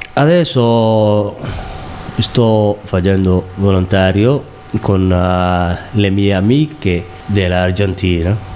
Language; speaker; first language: Italian; non-native, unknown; Somali